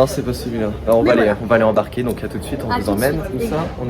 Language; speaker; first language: French; native; French